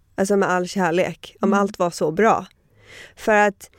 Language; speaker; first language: Swedish; early bilingual, heritage; Swedish